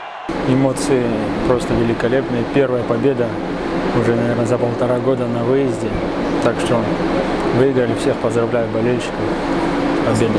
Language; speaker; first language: Russian; native; Russian